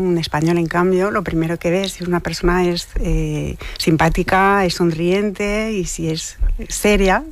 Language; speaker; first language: Spanish; non-native, fluent; French